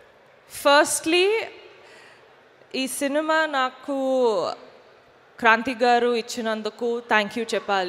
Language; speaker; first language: Telugu; non-native, fluent; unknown